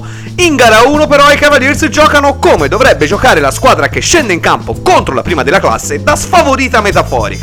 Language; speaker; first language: Italian; native; Italian